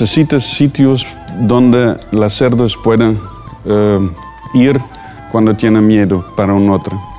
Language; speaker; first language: Spanish; non-native, learner; Dutch